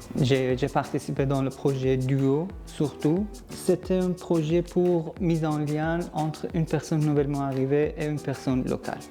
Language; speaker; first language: French; non-native, fluent; Persian